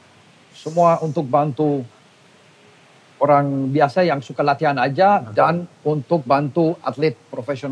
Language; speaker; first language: Indonesian; non-native, fluent; English